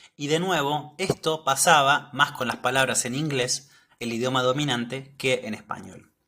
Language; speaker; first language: Spanish; native; Spanish